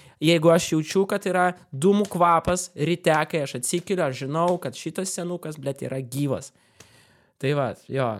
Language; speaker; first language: Lithuanian; non-native, local second language; Russian